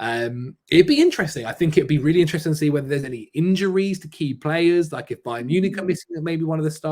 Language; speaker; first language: English; native; English